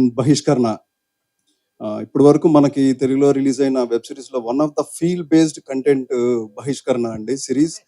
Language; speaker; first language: Telugu; native; Telugu